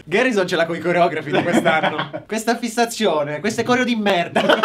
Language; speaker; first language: Italian; native; Italian